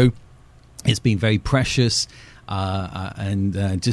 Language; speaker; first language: English; native; English